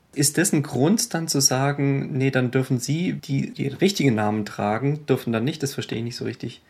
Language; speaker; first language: German; native; German